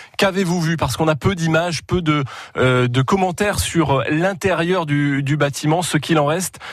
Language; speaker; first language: French; native; French